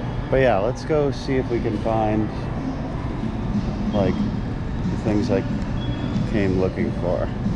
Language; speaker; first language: English; native; English